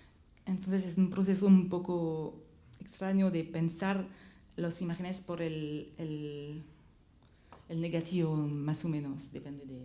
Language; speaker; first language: Spanish; non-native, learner; French